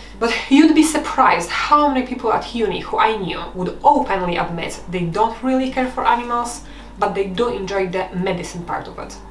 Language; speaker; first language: English; non-native, fluent; Polish